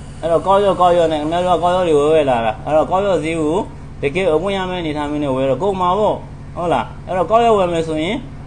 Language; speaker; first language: Burmese; native; Burmese